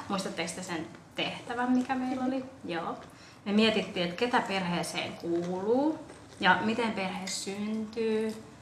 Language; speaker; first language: Finnish; early bilingual, other home language; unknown